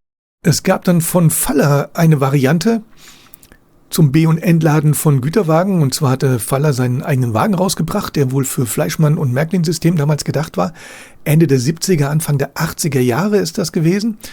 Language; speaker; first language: German; native; German